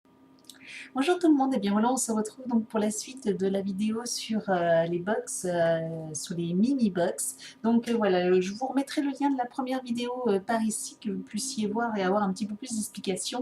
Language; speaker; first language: French; native; French